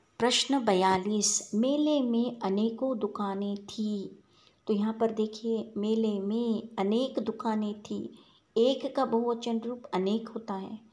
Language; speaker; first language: Hindi; non-native, local second language; Kannada